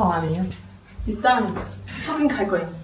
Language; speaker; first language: Korean; non-native, learner; German